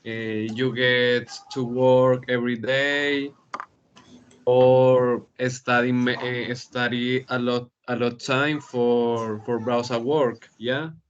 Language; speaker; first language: English; non-native, learner; Spanish